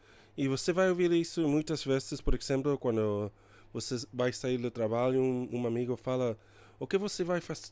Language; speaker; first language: Portuguese; non-native, learner; English